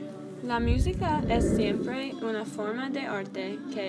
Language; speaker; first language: Spanish; non-native, learner; English